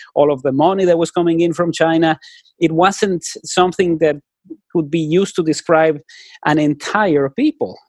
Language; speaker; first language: English; non-native, fluent; Spanish